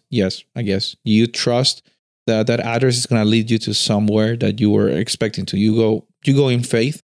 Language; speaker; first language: English; non-native, fluent; Spanish